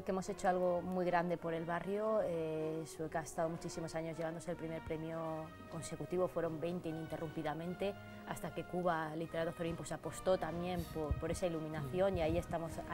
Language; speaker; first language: Spanish; native; Spanish